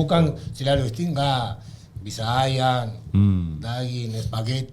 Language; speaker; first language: Indonesian; non-native, learner; Spanish